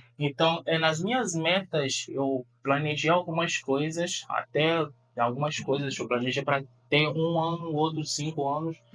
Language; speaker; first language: Portuguese; non-native, fluent; Lingala